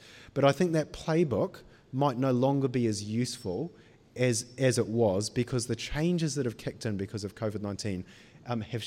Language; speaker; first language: English; native; English